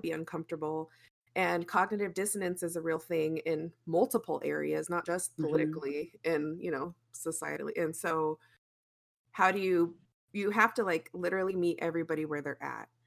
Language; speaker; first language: English; native; English